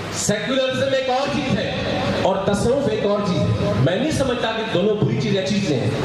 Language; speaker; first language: Urdu; non-native, local second language; Sindhi